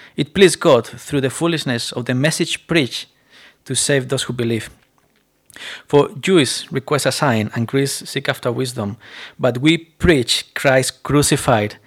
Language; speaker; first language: English; non-native, fluent; Spanish